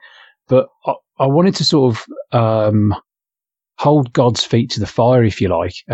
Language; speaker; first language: English; native; English